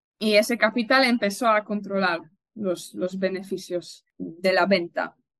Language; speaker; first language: Spanish; non-native, fluent; Polish